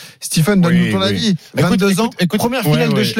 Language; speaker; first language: French; native; French